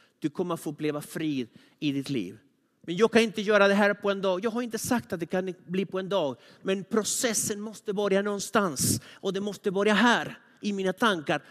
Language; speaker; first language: Swedish; non-native, fluent; Spanish